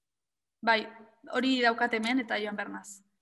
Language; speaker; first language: Basque; non-native, local second language; Spanish